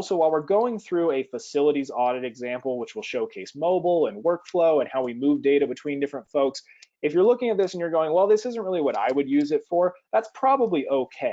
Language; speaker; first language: English; native; English